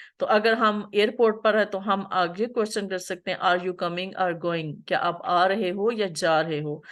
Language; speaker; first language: Urdu; native; Urdu